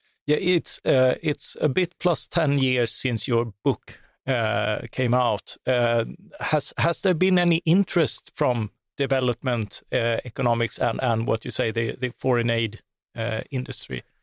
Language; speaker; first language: English; non-native, fluent; Swedish